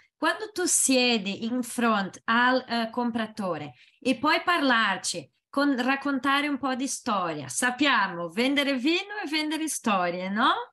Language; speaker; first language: Italian; non-native, learner; Portuguese